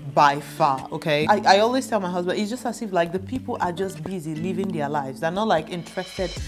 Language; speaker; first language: English; non-native, local second language; Igbo